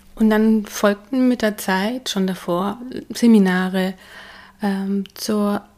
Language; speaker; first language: German; early bilingual, other home language; Hungarian